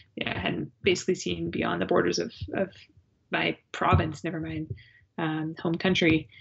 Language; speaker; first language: English; native; English